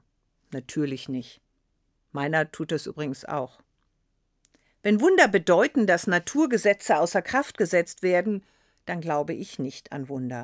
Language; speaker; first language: German; native; German